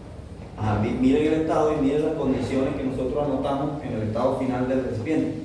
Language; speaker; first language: Spanish; native; Spanish